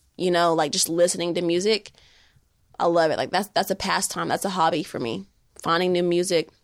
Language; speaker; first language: English; native; English